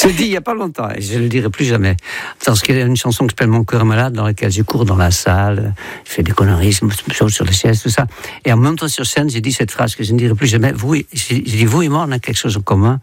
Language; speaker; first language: French; non-native, fluent; Dutch